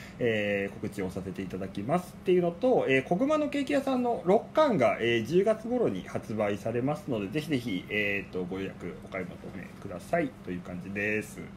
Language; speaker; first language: Japanese; native; Japanese